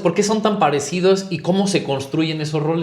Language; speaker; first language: Spanish; native; Spanish